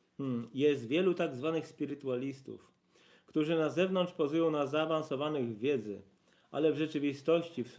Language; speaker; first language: Polish; native; Polish